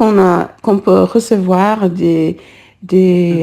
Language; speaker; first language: French; non-native, learner; English